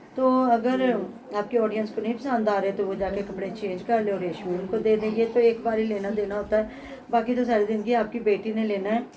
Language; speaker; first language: Urdu; non-native, local second language; Punjabi